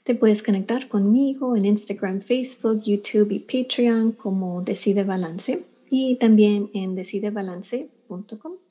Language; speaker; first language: Spanish; early bilingual, heritage; Spanish